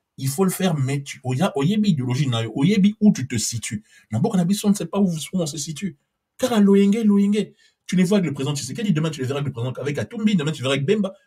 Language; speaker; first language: French; non-native, local second language; Lingala